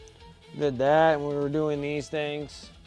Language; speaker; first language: English; native; English